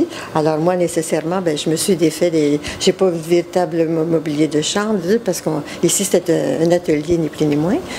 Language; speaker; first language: French; native; French